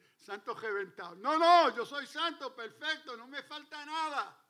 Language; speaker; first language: Spanish; early bilingual, heritage; Spanish